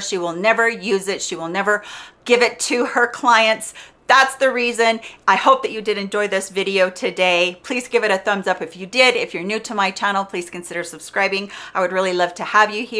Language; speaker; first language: English; native; English